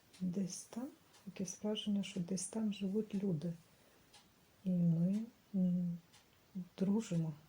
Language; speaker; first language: Ukrainian; native; Ukrainian